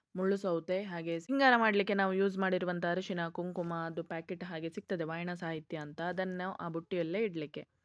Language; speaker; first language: Kannada; non-native, local second language; Konkani